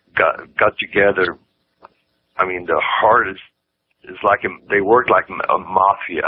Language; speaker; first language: English; non-native, fluent; Swedish